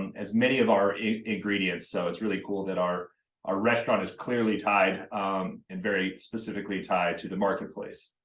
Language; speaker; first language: English; native; English